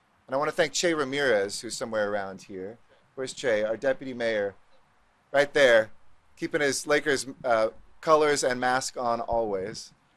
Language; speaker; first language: English; native; English